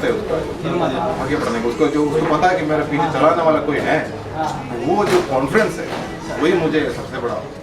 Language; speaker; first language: Hindi; native; Hindi